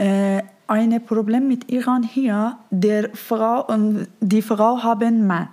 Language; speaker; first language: German; non-native, learner; Persian